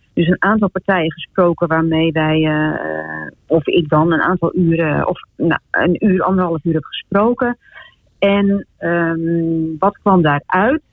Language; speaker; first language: Dutch; native; Dutch